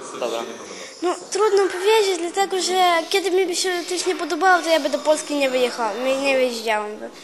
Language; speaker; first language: Polish; non-native, learner; Ukrainian